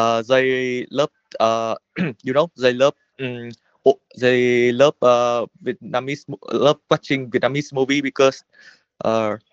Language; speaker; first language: English; non-native, learner; Vietnamese